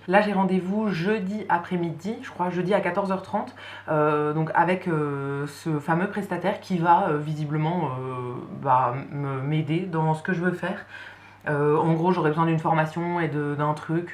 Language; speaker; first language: French; native; French